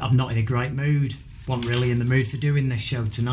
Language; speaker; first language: English; native; English